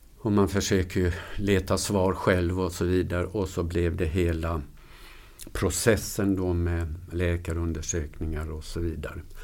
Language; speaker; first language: Swedish; native; Swedish